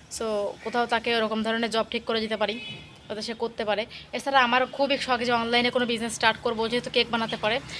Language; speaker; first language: Bangla; native; Bangla